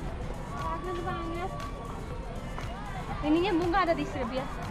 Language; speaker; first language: Indonesian; non-native, learner; English